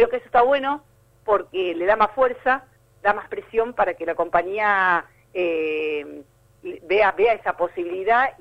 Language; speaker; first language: Spanish; native; Spanish